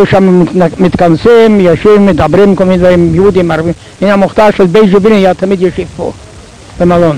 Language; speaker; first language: Hebrew; non-native, fluent; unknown